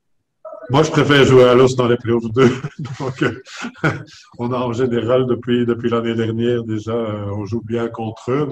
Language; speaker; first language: French; native; French